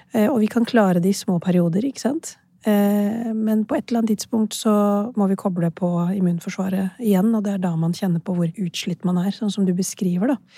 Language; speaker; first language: Norwegian; early bilingual, other home language; Urdu